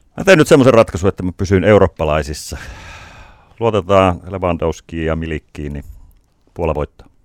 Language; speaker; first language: Finnish; native; Finnish